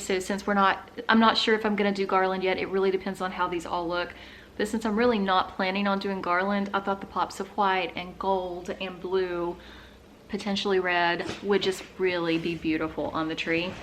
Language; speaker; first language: English; native; English